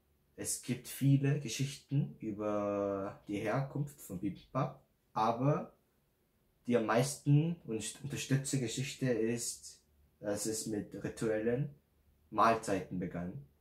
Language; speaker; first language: German; non-native, learner; Korean